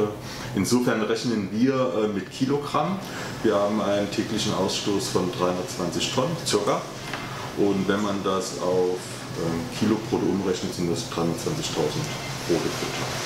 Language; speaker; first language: German; native; German